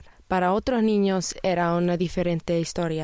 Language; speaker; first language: Spanish; early bilingual, heritage; Spanish